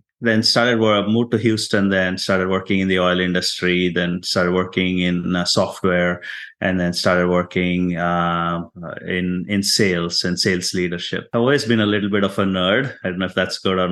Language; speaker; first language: English; non-native, local second language; Tamil